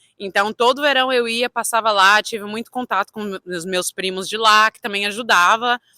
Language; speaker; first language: Portuguese; early bilingual, heritage; Portuguese